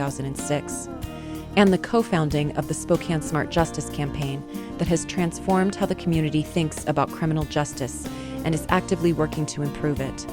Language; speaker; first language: English; native; English